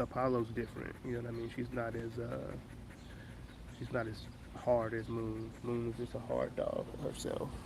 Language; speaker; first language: English; native; English